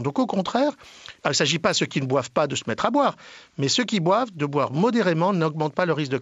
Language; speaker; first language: French; native; French